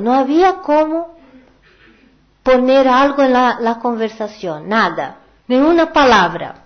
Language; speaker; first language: Portuguese; non-native, learner; Spanish